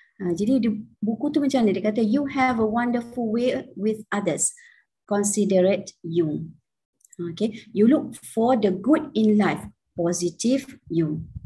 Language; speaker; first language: English; non-native, local second language; Malay